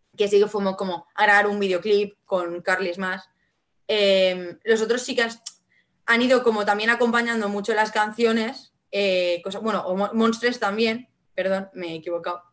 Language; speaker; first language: Spanish; non-native, local second language; Catalan